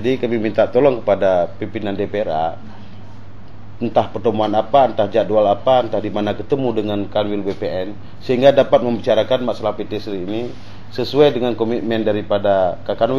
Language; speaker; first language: Indonesian; native; Indonesian